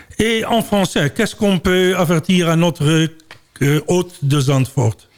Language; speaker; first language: French; non-native, learner; Dutch